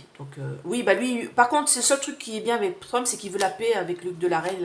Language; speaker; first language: French; native; French